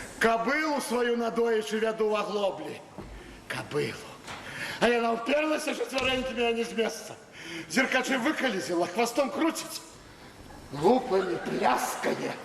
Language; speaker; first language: Belarusian; native; Belarusian